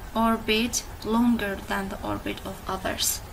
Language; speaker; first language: English; non-native, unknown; Central Kurdish